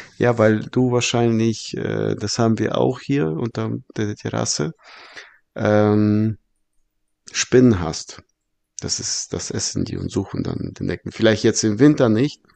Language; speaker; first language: German; early bilingual, other home language; Russian